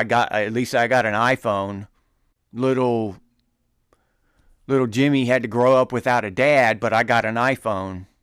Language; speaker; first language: English; native; English